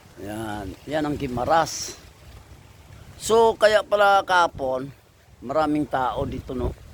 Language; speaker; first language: Filipino; non-native, local second language; Hiligaynon